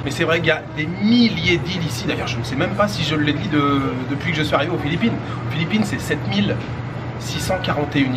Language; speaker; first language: French; native; French